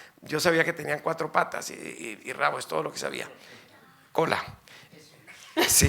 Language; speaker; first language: Spanish; native; Spanish